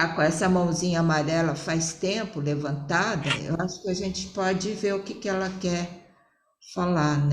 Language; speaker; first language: Portuguese; early bilingual, other home language; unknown